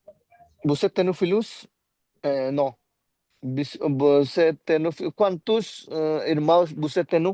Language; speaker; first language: Portuguese; non-native, learner; Bangla